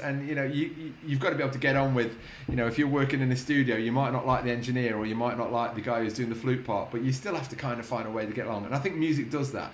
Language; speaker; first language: English; native; English